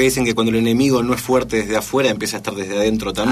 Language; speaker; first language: Spanish; native; Spanish